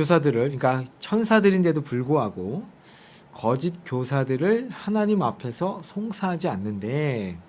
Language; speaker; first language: Korean; native; Korean